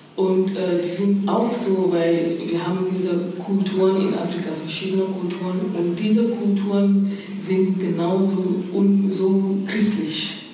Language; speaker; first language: German; non-native, fluent; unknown